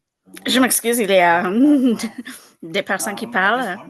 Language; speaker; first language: French; non-native, local second language; English